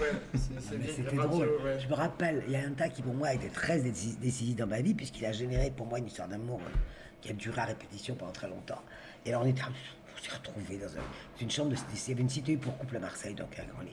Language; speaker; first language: French; native; French